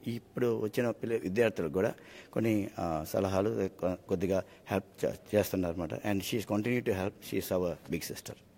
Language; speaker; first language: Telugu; early bilingual, heritage; Telugu